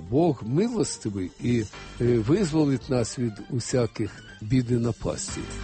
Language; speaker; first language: Ukrainian; native; Ukrainian